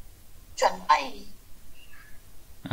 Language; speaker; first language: Chinese; non-native, learner; Vietnamese